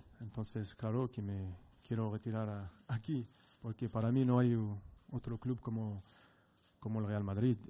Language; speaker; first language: Spanish; non-native, fluent; French